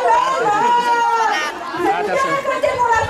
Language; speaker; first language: French; native; French